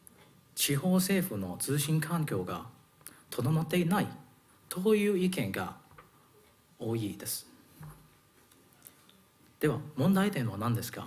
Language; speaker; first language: Japanese; non-native, learner; Cantonese